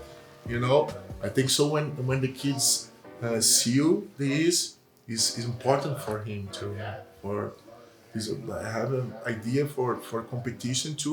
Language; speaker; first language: English; non-native, learner; Portuguese